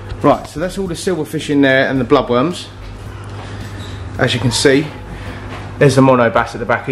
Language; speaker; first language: English; native; English